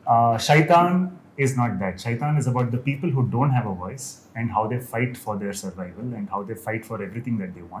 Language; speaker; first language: English; non-native, local second language; Kannada